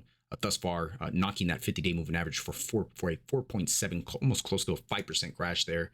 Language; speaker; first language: English; native; English